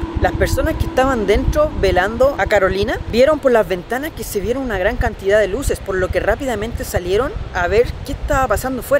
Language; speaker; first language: Spanish; native; Spanish